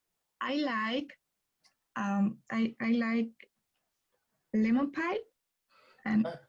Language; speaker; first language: English; non-native, learner; Spanish